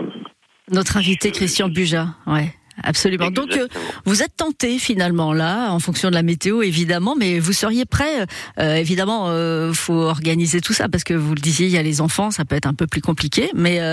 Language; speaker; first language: French; native; French